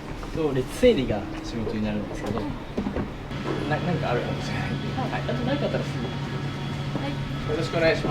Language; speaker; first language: Japanese; native; Japanese